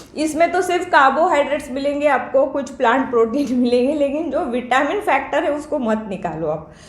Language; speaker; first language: Hindi; non-native, local second language; Marathi